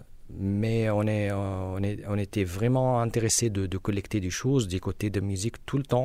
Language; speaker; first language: French; non-native, learner; Arabic